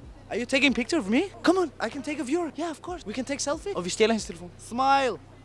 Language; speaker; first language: English; non-native, learner; Danish